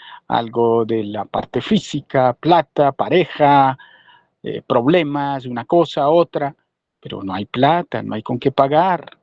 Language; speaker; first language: Spanish; native; Spanish